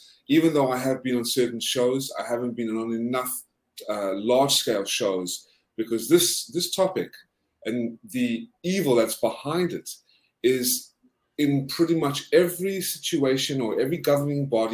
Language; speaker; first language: English; native; English